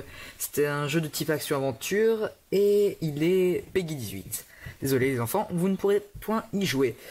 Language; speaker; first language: French; native; French